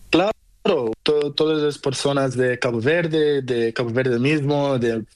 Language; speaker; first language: Spanish; non-native, learner; Portuguese